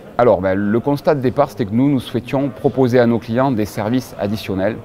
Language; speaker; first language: French; native; French